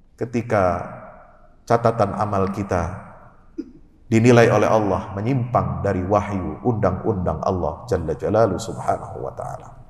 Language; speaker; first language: Malay; native; Malay